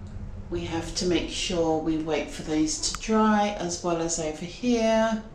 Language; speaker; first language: English; native; English